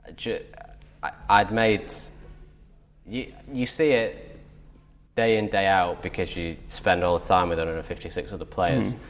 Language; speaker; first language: English; native; English